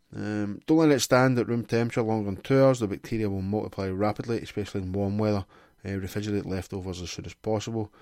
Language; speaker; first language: English; native; English